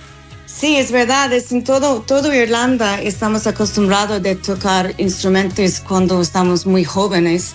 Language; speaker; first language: Spanish; non-native, fluent; English